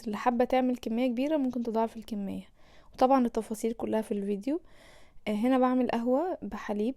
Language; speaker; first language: Arabic; native; Arabic